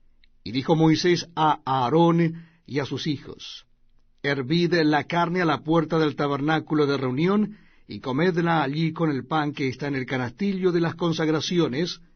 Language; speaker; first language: Spanish; native; Spanish